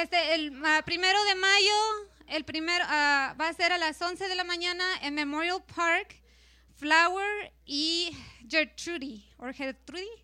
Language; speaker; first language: Spanish; early bilingual, heritage; Spanish